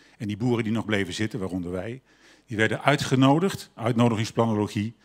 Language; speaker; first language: Dutch; native; Dutch